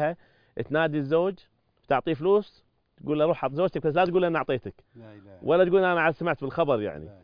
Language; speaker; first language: Arabic; native; Arabic